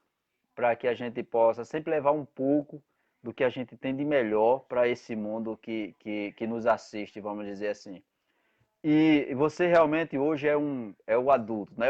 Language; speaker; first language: Portuguese; native; Portuguese